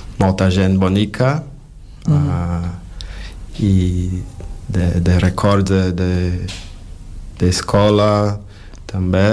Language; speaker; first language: Catalan; non-native, fluent; Portuguese